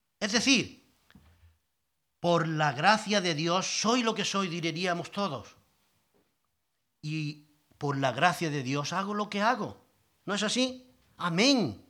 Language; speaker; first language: Spanish; native; Spanish